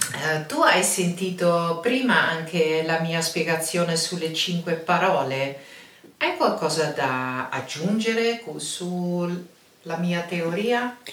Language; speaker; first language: Italian; non-native, fluent; Dutch